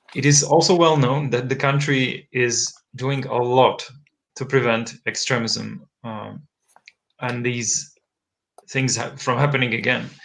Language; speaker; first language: English; non-native, fluent; Czech